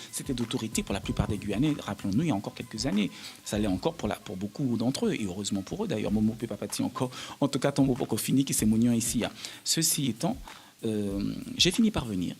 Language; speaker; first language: French; native; French